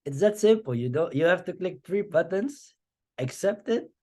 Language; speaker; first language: English; non-native, fluent; Dutch